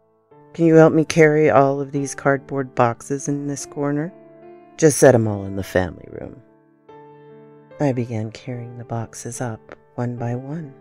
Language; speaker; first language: English; native; English